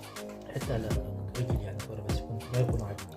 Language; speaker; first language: Arabic; non-native, learner; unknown